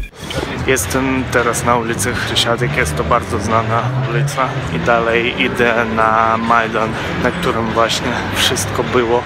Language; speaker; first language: Polish; non-native, fluent; Ukrainian